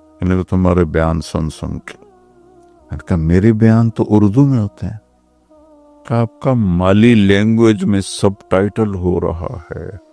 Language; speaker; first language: Urdu; non-native, local second language; Punjabi